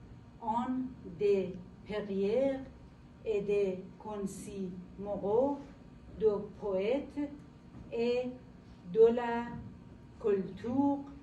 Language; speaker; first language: French; non-native, learner; Persian